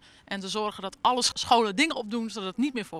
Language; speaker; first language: Dutch; native; Dutch